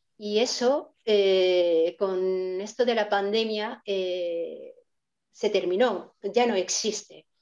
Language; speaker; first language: Spanish; non-native, fluent; Japanese